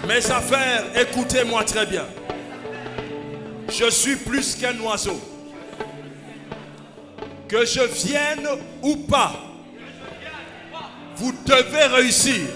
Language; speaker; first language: French; non-native, local second language; Lingala